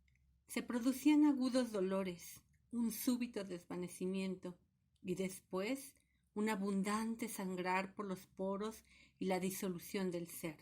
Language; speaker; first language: Spanish; native; Spanish